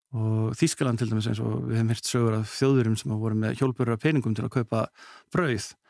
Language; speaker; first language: Icelandic; early bilingual, heritage; Icelandic